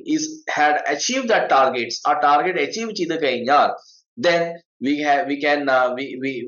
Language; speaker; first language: English; non-native, local second language; Malayalam